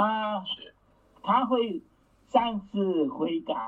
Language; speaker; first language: Chinese; native; Chinese